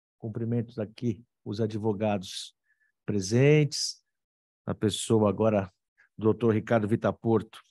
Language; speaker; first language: Portuguese; native; Portuguese